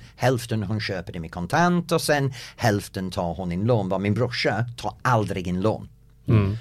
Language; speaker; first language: Swedish; non-native, fluent; English